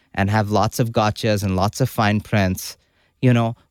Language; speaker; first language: English; non-native, local second language; Urdu